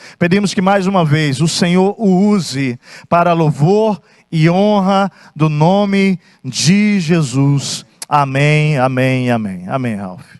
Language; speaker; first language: Portuguese; native; Portuguese